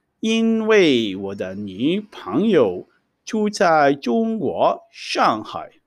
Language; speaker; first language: Chinese; non-native, fluent; Hebrew